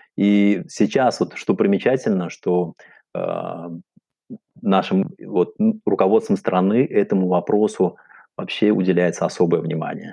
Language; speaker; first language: Russian; non-native, local second language; Uzbek